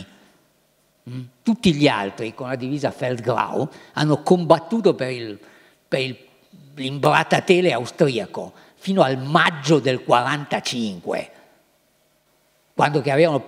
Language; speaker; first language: Italian; native; Italian